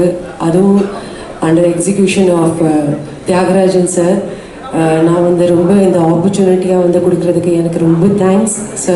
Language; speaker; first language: Tamil; non-native, local second language; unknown